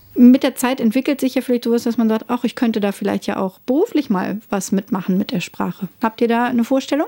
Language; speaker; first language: German; native; German